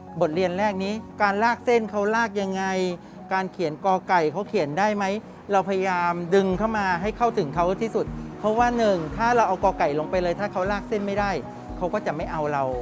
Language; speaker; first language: Thai; native; Thai